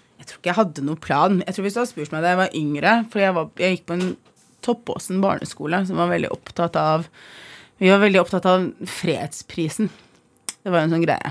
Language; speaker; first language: Norwegian; early bilingual, other home language; Arabic